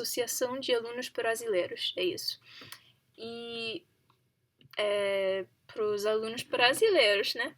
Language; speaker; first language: Portuguese; non-native, learner; English